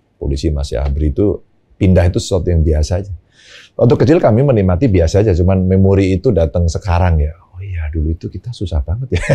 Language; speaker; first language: Indonesian; non-native, local second language; Javanese